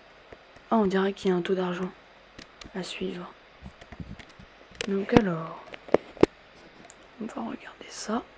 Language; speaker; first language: French; native; French